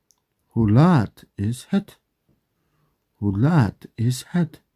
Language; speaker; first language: Dutch; non-native, learner; Turkish